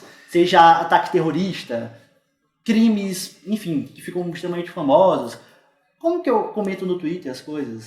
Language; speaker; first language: Portuguese; native; Portuguese